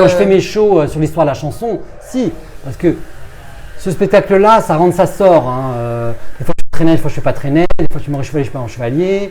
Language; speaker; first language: French; native; French